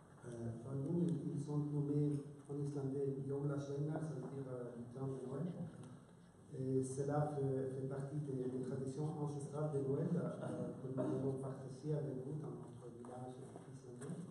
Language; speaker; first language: French; non-native, fluent; Icelandic